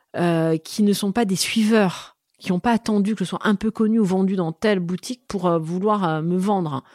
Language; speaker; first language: French; native; French